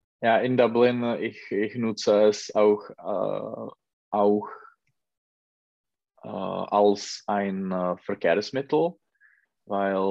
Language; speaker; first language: German; non-native, learner; Czech